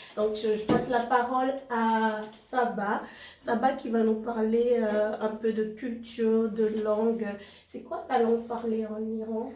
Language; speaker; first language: French; native; French